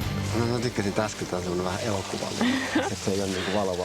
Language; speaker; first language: Finnish; native; Finnish